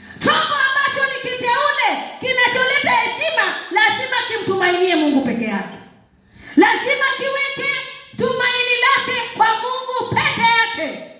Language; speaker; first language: Swahili; non-native, local second language; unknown